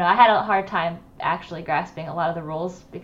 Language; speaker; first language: English; native; English